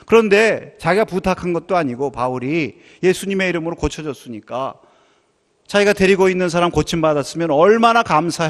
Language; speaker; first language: Korean; native; Korean